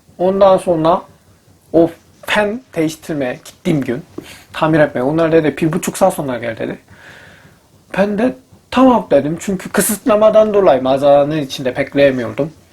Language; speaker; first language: Turkish; non-native, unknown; Korean